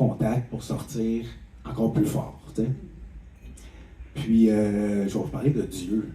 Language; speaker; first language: French; native; French